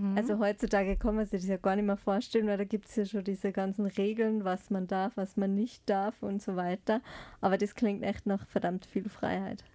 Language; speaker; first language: German; native; German